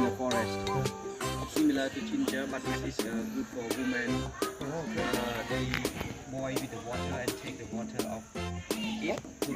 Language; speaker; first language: English; non-native, fluent; Khmer